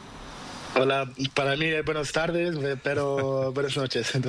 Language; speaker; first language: Spanish; non-native, learner; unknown